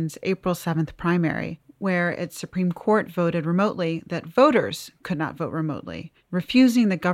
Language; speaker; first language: English; native; English